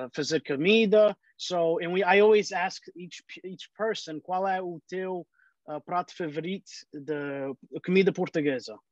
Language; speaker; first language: Portuguese; early bilingual, heritage; Portuguese